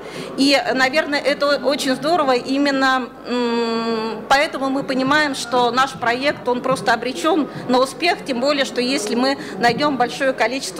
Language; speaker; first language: Russian; native; Russian